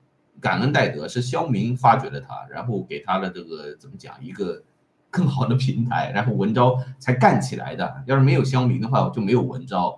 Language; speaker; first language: Chinese; native; Chinese